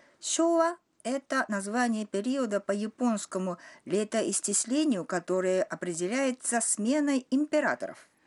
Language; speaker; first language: Russian; non-native, fluent; Japanese